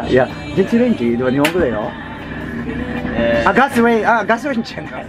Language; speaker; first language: Japanese; non-native, learner; Filipino